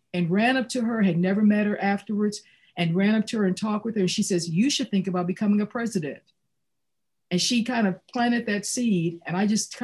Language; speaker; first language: English; native; English